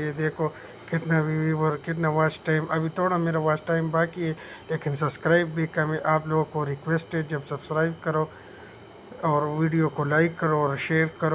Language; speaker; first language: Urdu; non-native, local second language; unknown